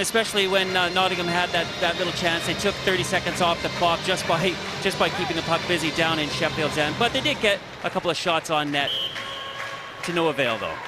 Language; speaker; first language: English; native; English